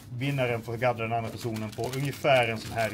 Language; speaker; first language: Swedish; native; Swedish